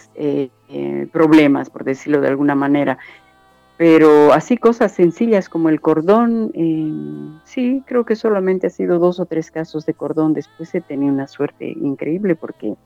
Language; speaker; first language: Spanish; native; Spanish